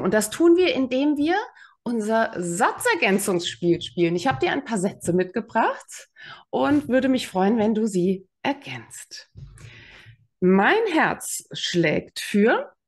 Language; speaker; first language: German; native; German